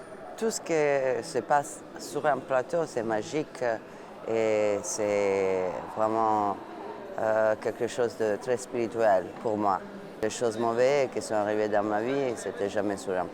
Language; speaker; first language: French; non-native, fluent; Italian